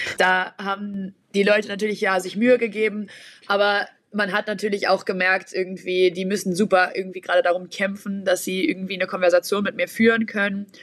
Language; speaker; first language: German; native; German